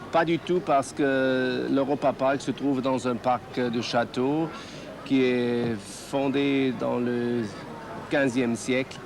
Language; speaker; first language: French; non-native, learner; German